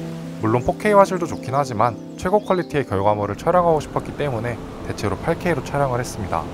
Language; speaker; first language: Korean; native; Korean